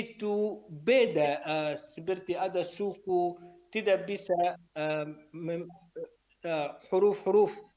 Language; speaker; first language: Indonesian; non-native, learner; Arabic